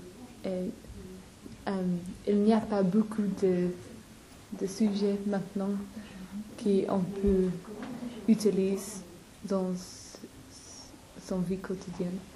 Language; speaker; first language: French; non-native, learner; English